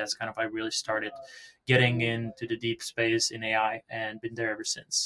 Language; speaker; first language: English; non-native, fluent; Czech